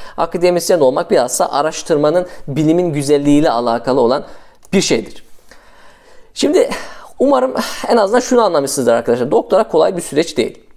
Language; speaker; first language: Turkish; early bilingual, heritage; Turkish